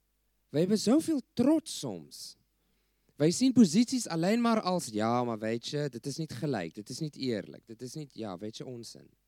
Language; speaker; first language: Dutch; non-native, fluent; English